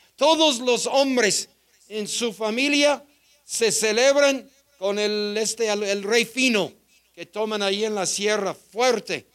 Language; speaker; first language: Spanish; non-native, fluent; English